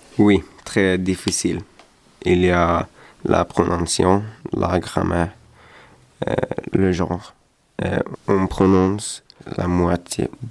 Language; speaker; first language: French; non-native, learner; Swedish